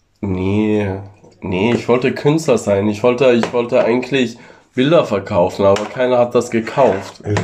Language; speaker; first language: German; non-native, local second language; Ladin